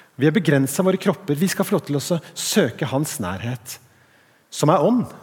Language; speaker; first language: Norwegian; native; Norwegian